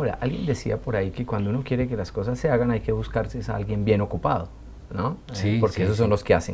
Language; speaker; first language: Spanish; native; Spanish